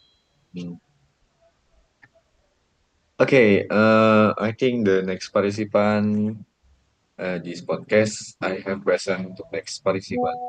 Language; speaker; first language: English; non-native, learner; Indonesian